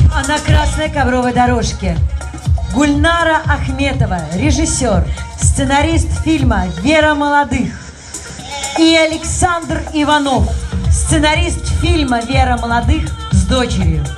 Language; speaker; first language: Russian; native; Russian